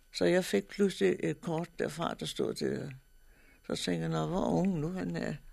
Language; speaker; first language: Danish; native; Danish